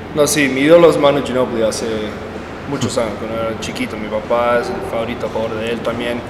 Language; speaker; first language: Spanish; early bilingual, heritage; Spanish